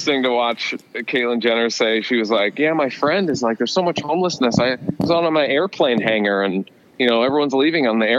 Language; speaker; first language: English; native; English